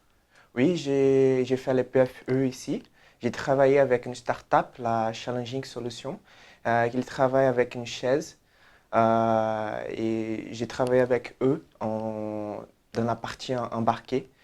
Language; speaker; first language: French; non-native, fluent; Portuguese